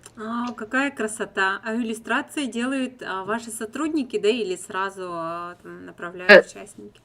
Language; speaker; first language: Russian; native; Russian